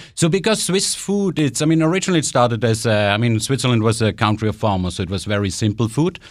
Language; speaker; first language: English; non-native, fluent; German